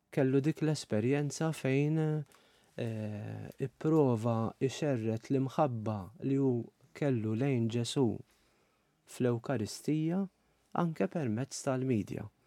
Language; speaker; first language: Maltese; native; Maltese